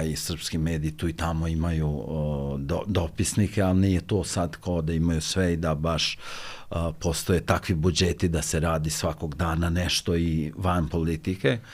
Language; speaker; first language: Serbian; non-native, local second language; Albanian